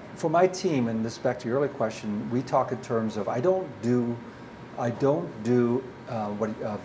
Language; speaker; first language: English; early bilingual, other home language; Dutch